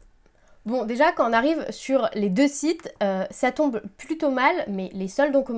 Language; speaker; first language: French; native; French